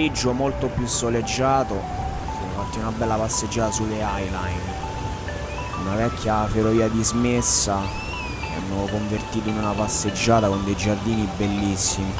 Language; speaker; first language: Italian; native; Italian